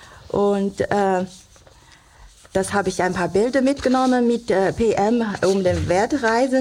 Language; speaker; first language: German; non-native, learner; Chinese